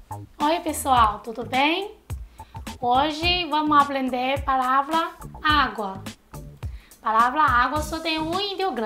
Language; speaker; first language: Portuguese; non-native, learner; Chinese